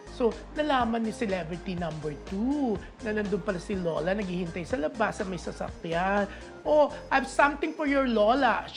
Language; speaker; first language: Filipino; native; Filipino